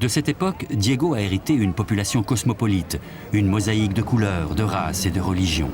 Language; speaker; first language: French; native; French